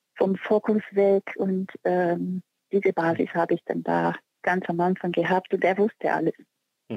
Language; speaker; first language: German; non-native, fluent; Portuguese